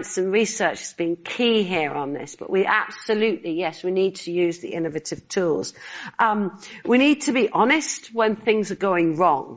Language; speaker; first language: English; native; English